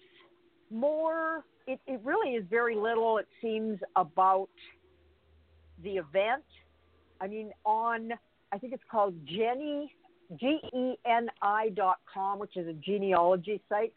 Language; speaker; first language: English; native; English